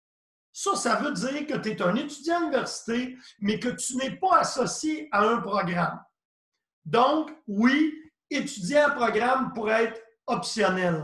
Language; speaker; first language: French; native; French